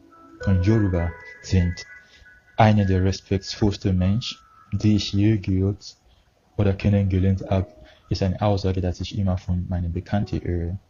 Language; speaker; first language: German; non-native, fluent; Yoruba